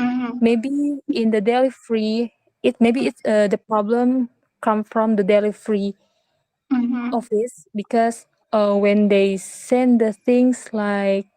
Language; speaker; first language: English; non-native, learner; Indonesian